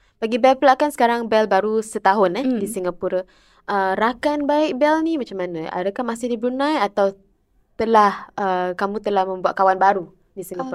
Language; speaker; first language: Malay; native; Malay